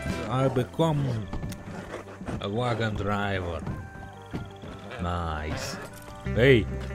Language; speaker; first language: English; non-native, learner; Russian